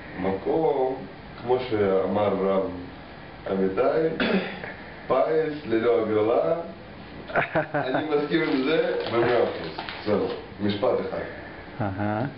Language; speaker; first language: Hebrew; non-native, fluent; Russian